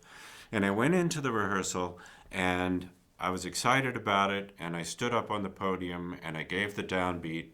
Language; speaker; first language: English; native; English